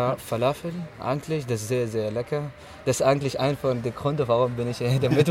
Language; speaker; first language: German; non-native, learner; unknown